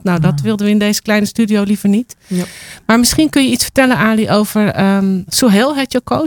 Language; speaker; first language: Dutch; native; Dutch